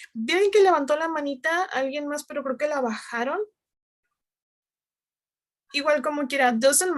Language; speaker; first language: Spanish; native; Spanish